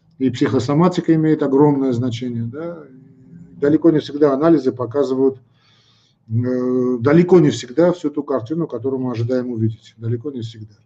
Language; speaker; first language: Russian; non-native, local second language; Armenian